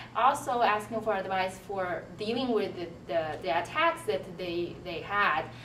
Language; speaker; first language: English; non-native, fluent; Chinese